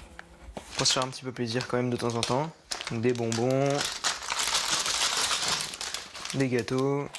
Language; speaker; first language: French; native; French